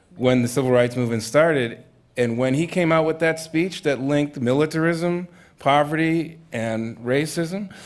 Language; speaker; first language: English; native; English